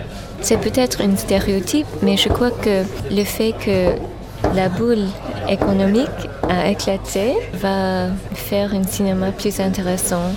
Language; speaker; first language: French; non-native, fluent; English